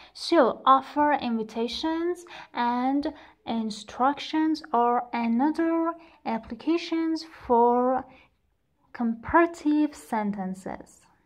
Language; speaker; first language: English; non-native, fluent; Persian